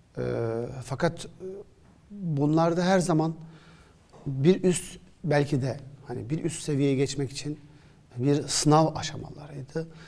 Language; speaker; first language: Turkish; early bilingual, other home language; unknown